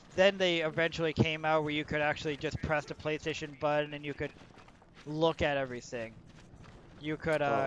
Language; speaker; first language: English; native; English